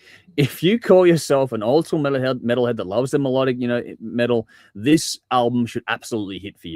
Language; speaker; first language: English; native; English